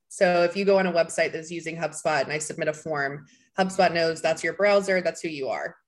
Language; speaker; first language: English; native; English